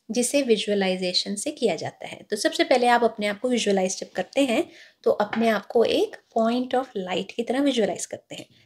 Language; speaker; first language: Hindi; native; Hindi